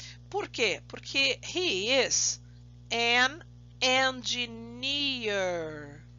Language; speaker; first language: English; non-native, fluent; Portuguese